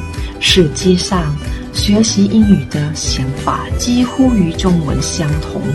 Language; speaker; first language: Chinese; non-native, fluent; Thai